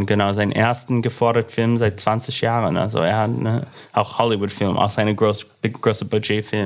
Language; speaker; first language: German; non-native, fluent; English